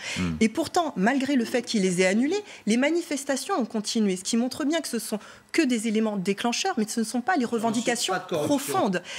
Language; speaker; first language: French; native; French